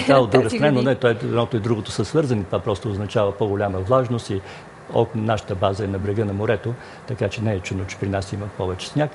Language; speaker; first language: Bulgarian; native; Bulgarian